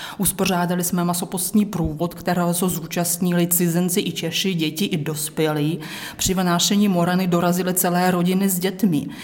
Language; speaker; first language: Czech; native; Czech